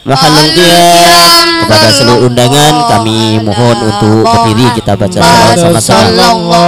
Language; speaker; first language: Indonesian; native; Indonesian